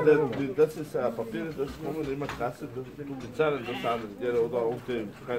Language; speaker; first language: German; non-native, learner; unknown